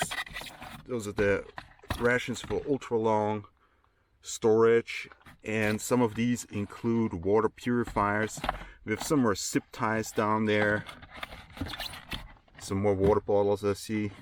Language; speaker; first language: English; non-native, fluent; German